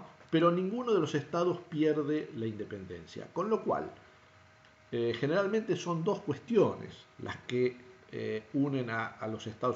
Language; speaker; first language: Spanish; native; Spanish